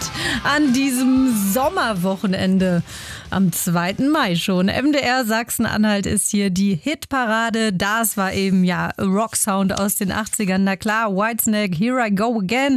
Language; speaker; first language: German; native; German